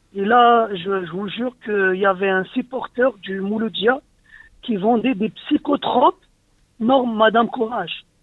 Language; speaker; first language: French; non-native, local second language; Arabic